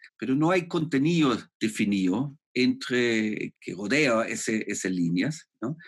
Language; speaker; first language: Spanish; non-native, fluent; German